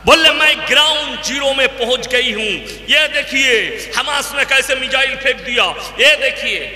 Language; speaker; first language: Hindi; non-native, local second language; Bangla